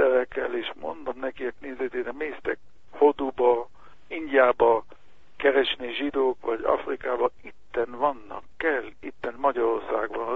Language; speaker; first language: Hungarian; non-native, learner; Hebrew